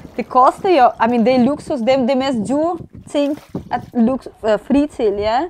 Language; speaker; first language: Danish; non-native, fluent; Russian